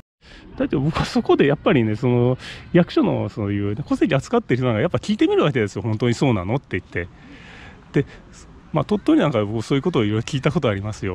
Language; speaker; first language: Japanese; native; Japanese